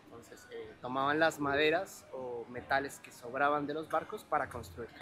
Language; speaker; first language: Spanish; native; Spanish